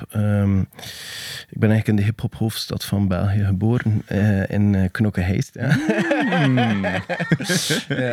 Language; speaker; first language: Dutch; native; Dutch